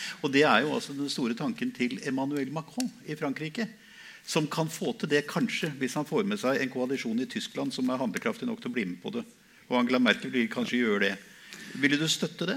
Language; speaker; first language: Norwegian; native; Norwegian